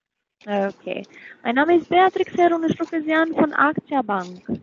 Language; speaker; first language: German; non-native, fluent; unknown